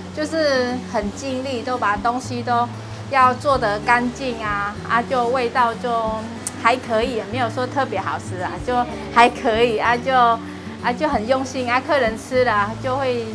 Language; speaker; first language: Chinese; non-native, fluent; Vietnamese